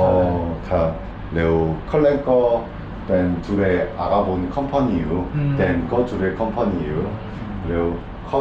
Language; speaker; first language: Thai; non-native, learner; Korean